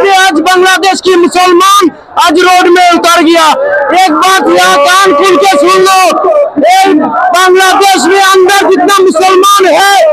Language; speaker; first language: Hindi; non-native, learner; Bangla